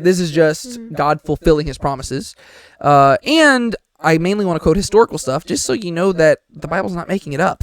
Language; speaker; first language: English; native; English